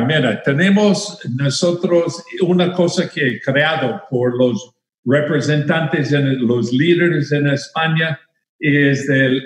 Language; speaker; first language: Spanish; non-native, fluent; English